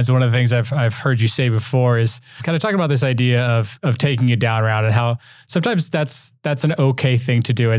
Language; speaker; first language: English; native; English